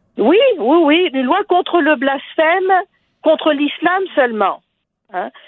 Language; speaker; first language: French; non-native, local second language; Arabic